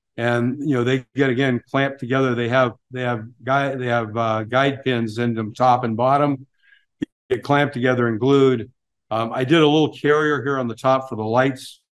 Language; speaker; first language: English; native; English